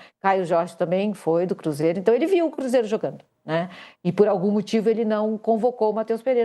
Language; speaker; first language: Portuguese; native; Portuguese